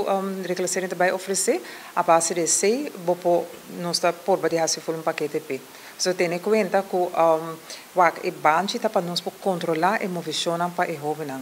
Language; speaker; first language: Portuguese; non-native, learner; Papiamento